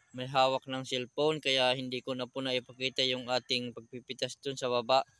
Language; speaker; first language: Filipino; non-native, local second language; Bikol